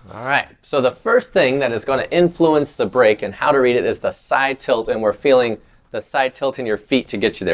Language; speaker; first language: English; native; English